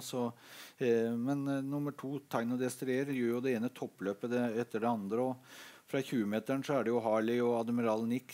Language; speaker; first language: Norwegian; native; Norwegian